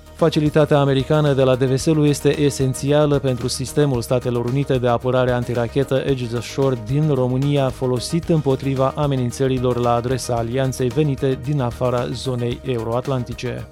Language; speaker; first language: Romanian; native; Romanian